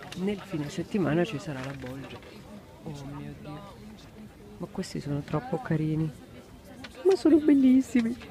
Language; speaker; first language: Italian; native; Italian